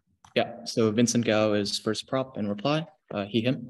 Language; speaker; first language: English; native; English